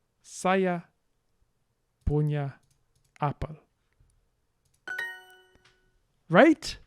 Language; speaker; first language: Indonesian; non-native, learner; English